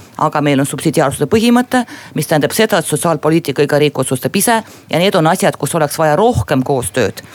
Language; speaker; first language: Estonian; non-native, local second language; Russian